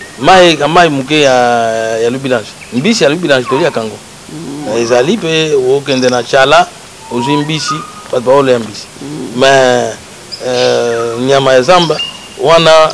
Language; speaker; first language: Lingala; non-native, local second language; Luba-Lulua